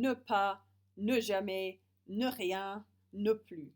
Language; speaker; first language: French; non-native, fluent; English